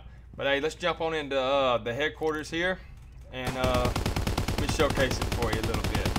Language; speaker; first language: English; native; English